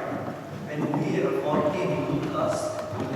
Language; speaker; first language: German; non-native, learner; Indonesian